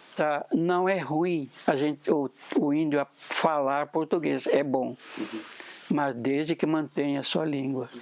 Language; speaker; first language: Portuguese; non-native, local second language; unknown